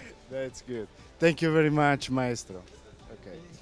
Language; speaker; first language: English; non-native, fluent; Italian